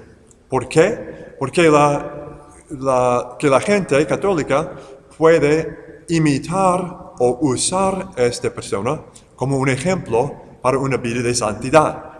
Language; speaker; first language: Spanish; non-native, fluent; English